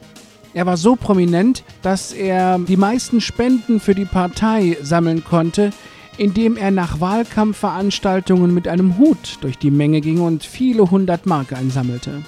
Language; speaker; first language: German; native; German